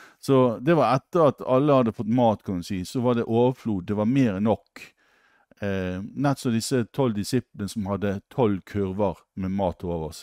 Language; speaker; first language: Norwegian; native; Norwegian